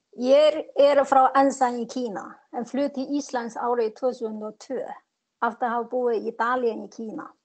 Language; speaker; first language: Icelandic; non-native, learner; Chinese